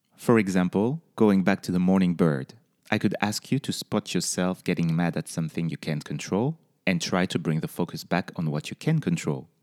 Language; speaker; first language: English; non-native, fluent; French